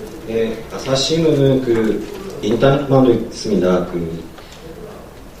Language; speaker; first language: Korean; non-native, learner; Japanese